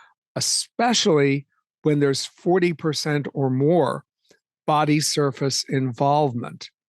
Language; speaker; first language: English; native; English